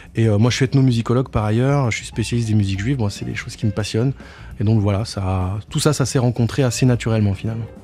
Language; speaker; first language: French; native; French